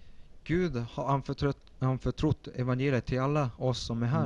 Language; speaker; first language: Swedish; early bilingual, other home language; Spanish